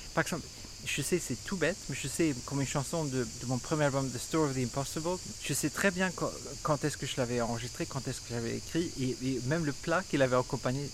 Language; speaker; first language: French; non-native, fluent; Swedish